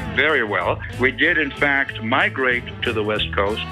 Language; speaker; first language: English; early bilingual, other home language; German